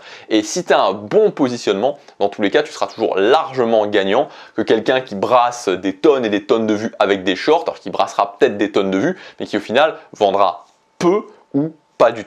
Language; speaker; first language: French; native; French